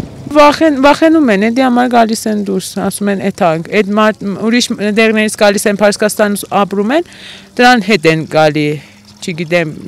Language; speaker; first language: Armenian; early bilingual, heritage; Armenian